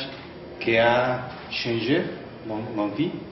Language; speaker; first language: French; non-native, learner; Spanish